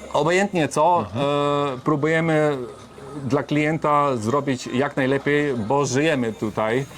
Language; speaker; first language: Polish; early bilingual, heritage; Polish